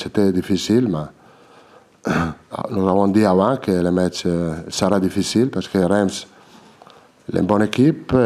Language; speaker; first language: French; non-native, learner; Italian